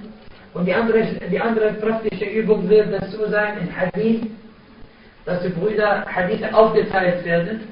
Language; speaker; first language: German; non-native, fluent; Arabic